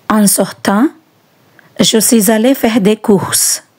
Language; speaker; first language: French; non-native, fluent; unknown